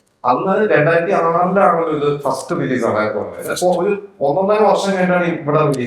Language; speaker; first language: Malayalam; native; Malayalam